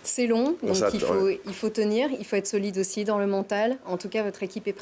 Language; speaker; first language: French; native; French